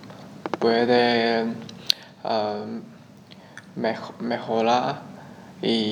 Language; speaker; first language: Spanish; non-native, learner; Chinese